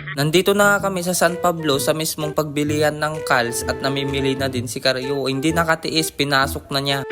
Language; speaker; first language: Filipino; native; Filipino